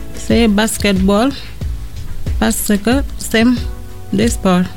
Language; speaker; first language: French; non-native, learner; Portuguese